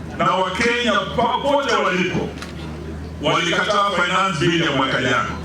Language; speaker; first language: Swahili; non-native, local second language; Kamba